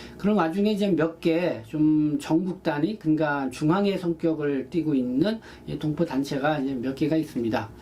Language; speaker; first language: Korean; native; Korean